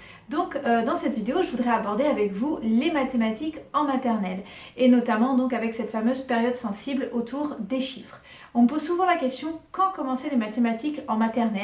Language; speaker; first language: French; native; French